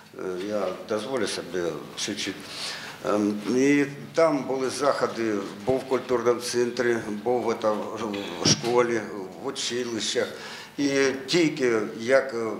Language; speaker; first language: Ukrainian; non-native, local second language; Russian